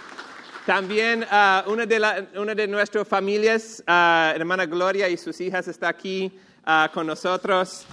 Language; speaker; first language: Spanish; non-native, fluent; English